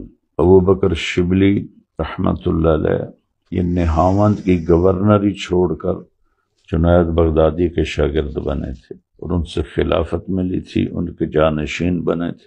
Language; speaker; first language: Urdu; native; Urdu